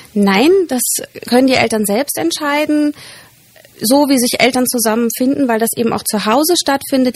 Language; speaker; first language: German; native; German